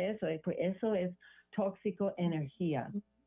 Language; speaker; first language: Spanish; non-native, learner; English